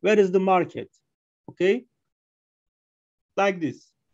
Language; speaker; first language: English; non-native, learner; Arabic